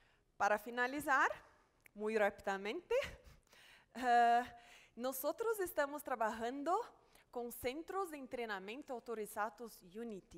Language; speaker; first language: Spanish; non-native, fluent; Portuguese